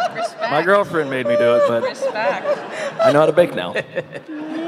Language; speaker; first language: English; native; English